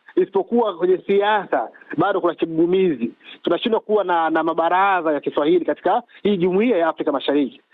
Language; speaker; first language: Swahili; native; Swahili